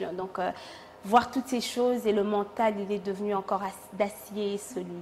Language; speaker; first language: French; non-native, local second language; Swahili